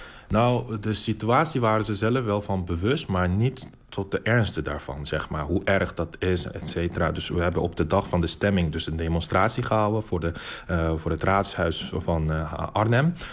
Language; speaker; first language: Dutch; non-native, fluent; Uyghur